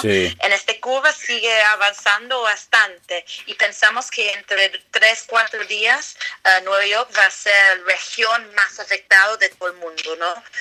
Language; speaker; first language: Spanish; non-native, fluent; English